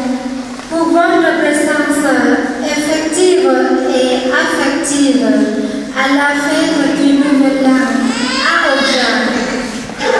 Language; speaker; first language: French; non-native, fluent; Vietnamese